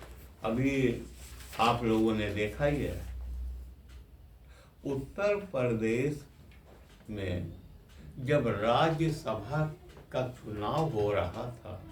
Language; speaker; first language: Hindi; native; Hindi